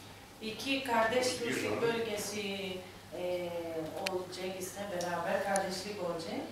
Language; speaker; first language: Turkish; non-native, learner; Greek